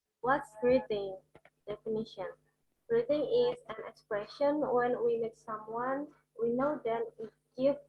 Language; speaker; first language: English; non-native, learner; Indonesian